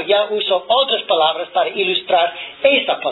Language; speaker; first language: Spanish; non-native, fluent; English